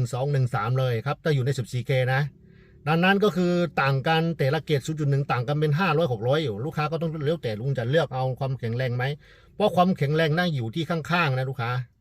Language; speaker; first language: Thai; non-native, fluent; Chinese